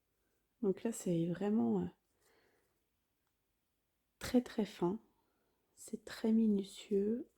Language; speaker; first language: French; native; French